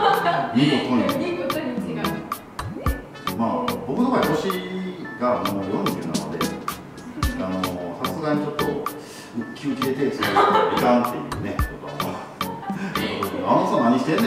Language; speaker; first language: Japanese; native; Japanese